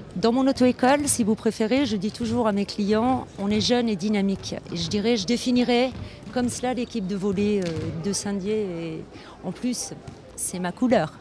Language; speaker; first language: French; native; French